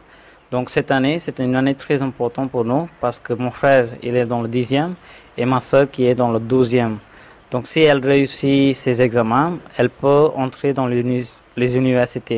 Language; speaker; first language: French; non-native, fluent; Tamil